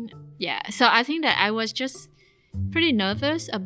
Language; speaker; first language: English; non-native, fluent; Vietnamese